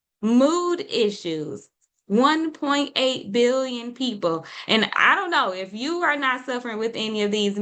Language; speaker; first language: English; native; English